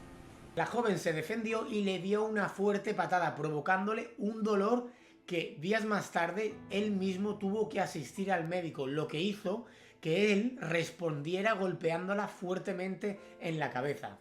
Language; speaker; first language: Spanish; native; Spanish